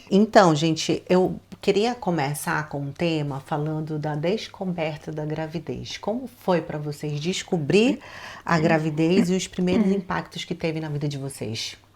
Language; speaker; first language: Portuguese; native; Portuguese